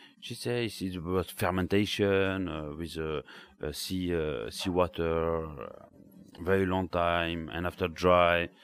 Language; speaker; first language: English; non-native, learner; French